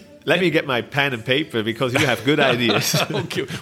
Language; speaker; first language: English; non-native, fluent; Swiss German